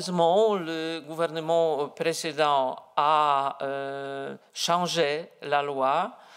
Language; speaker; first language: French; non-native, fluent; Polish